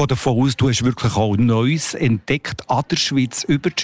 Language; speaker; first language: German; native; German